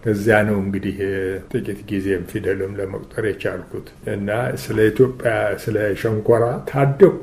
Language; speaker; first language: Amharic; native; Amharic